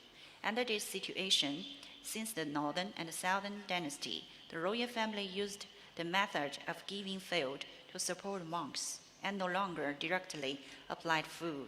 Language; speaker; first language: English; non-native, learner; Chinese